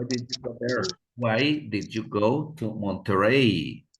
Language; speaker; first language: English; non-native, fluent; Spanish